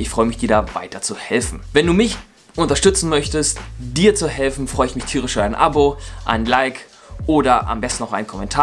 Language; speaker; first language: German; native; German